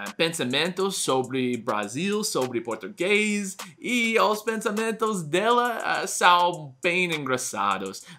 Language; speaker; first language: Portuguese; non-native, learner; English